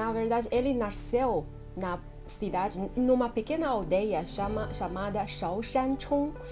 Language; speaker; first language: Portuguese; non-native, fluent; Chinese